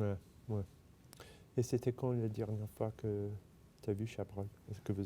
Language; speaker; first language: French; non-native, fluent; English